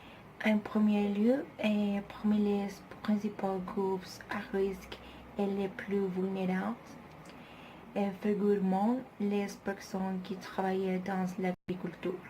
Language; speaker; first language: French; non-native, learner; Spanish